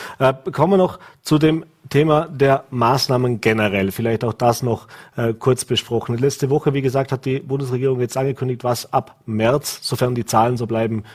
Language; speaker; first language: German; native; German